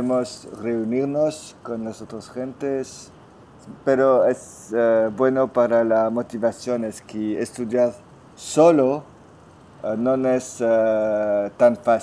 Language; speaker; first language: Spanish; non-native, learner; French